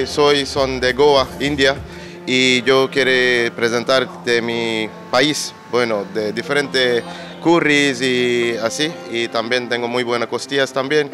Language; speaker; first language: Spanish; non-native, learner; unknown